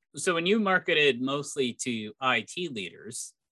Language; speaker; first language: English; native; English